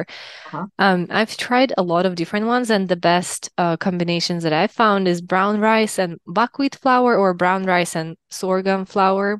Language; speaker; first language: English; non-native, fluent; Russian